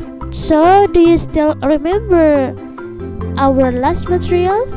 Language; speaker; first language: English; non-native, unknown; Indonesian